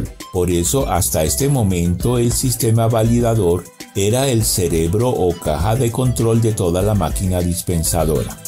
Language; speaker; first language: Spanish; native; Spanish